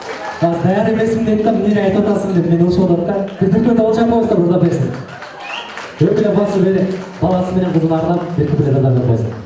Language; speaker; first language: Kyrgyz; native; Kyrgyz